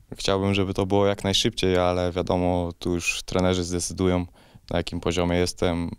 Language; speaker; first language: Polish; native; Polish